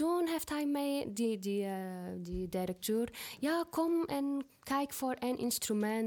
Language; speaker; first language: Dutch; non-native, learner; Arabic